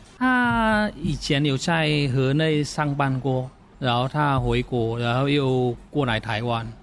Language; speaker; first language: Chinese; non-native, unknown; Vietnamese